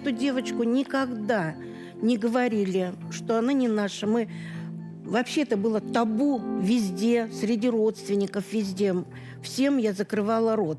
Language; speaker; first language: Russian; native; Russian